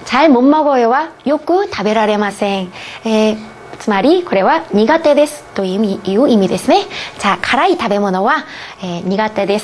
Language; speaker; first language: Japanese; non-native, fluent; Korean